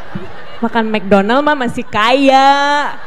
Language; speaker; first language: Indonesian; native; Indonesian